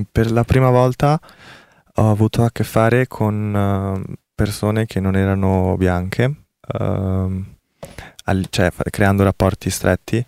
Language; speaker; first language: Italian; early bilingual, other home language; Korean